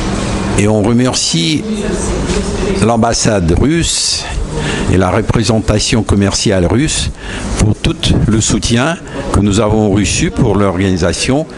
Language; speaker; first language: French; non-native, fluent; Russian